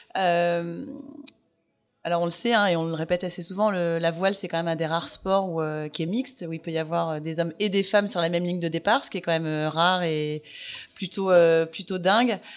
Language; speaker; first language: French; native; French